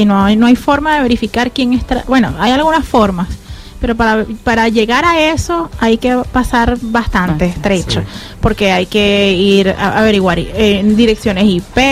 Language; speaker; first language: Spanish; native; Spanish